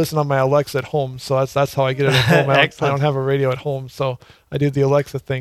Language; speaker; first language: English; native; English